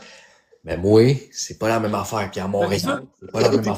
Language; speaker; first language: French; native; French